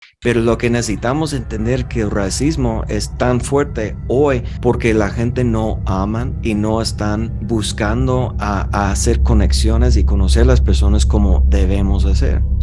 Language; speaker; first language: Spanish; non-native, fluent; English